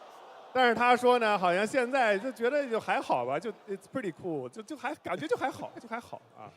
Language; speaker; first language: Chinese; native; Chinese